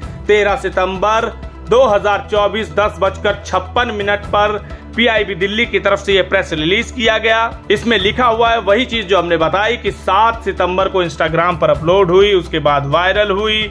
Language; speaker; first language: Hindi; native; Hindi